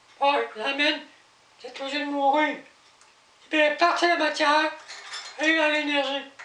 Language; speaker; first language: French; native; French